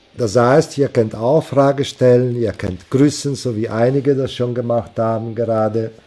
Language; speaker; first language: German; non-native, fluent; Italian